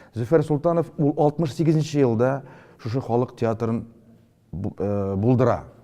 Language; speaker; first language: Tatar; native; Tatar